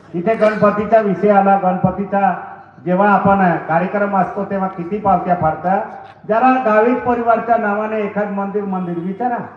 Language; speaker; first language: Marathi; non-native, local second language; Bhili